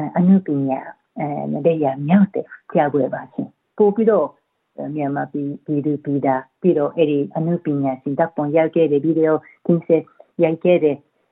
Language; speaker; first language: Burmese; non-native, fluent; Japanese